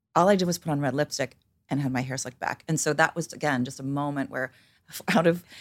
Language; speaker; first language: English; native; English